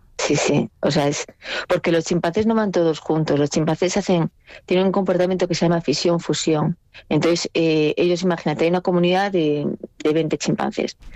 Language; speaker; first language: Spanish; native; Spanish